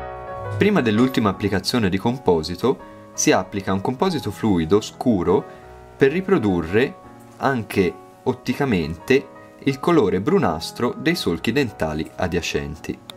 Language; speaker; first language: Italian; native; Italian